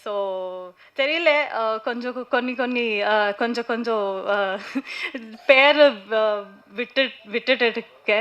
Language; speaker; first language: Tamil; non-native, learner; Kannada